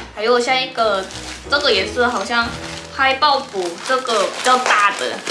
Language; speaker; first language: Chinese; non-native, fluent; Korean